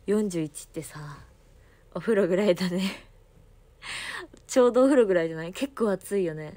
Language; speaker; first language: Japanese; native; Japanese